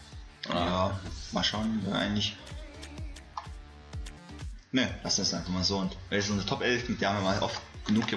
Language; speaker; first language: German; native; German